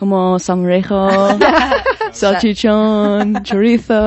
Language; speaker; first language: Spanish; non-native, fluent; English